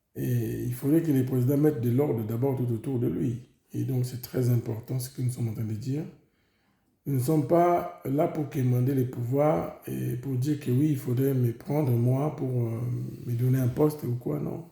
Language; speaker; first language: French; non-native, local second language; Lingala